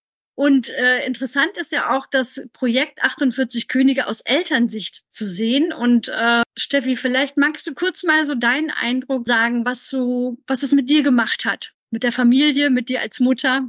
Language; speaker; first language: German; native; German